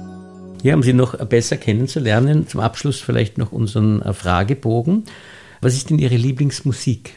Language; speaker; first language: German; native; German